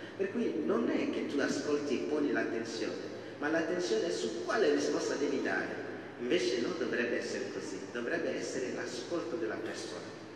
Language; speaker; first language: Italian; non-native, fluent; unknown